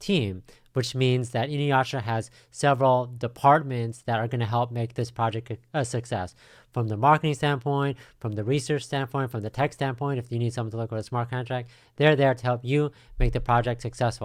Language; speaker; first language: English; native; English